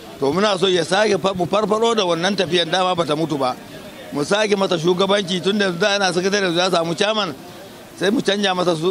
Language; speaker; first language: Hausa; non-native, local second language; Fula